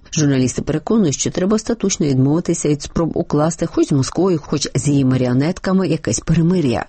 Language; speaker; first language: Ukrainian; native; Ukrainian